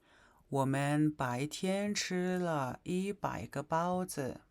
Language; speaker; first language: Chinese; non-native, fluent; Mongolian